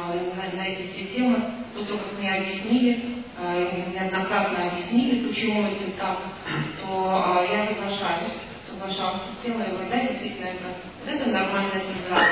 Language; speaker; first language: Russian; native; Russian